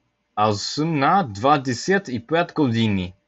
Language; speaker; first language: Bulgarian; non-native, learner; English